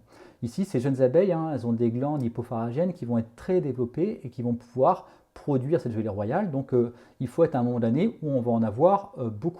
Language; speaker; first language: French; native; French